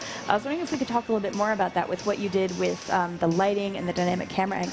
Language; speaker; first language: English; native; English